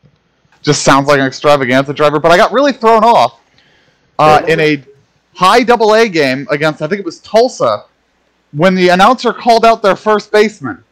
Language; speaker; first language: English; native; English